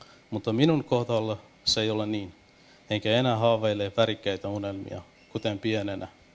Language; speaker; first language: Finnish; non-native, fluent; Persian